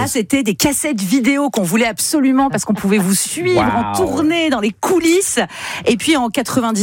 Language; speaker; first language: French; native; French